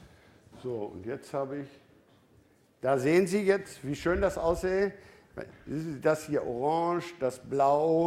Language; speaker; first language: German; native; German